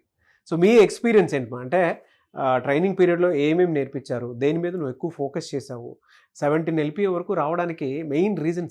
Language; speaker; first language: Telugu; native; Telugu